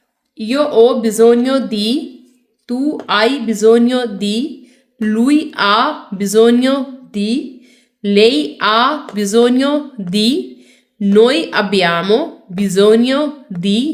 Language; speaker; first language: Italian; non-native, fluent; Urdu